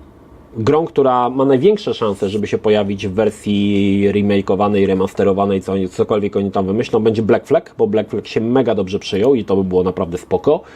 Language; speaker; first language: Polish; native; Polish